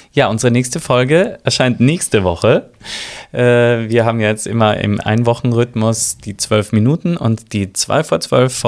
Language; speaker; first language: German; native; German